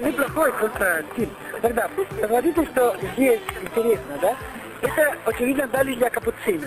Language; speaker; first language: Russian; non-native, learner; Italian